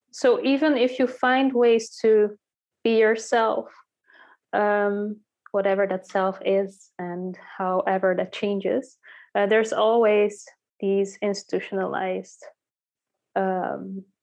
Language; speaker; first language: English; early bilingual, heritage; Dutch